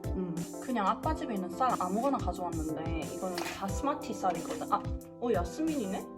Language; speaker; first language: Korean; early bilingual, heritage; Korean